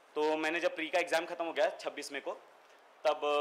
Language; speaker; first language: Hindi; native; Hindi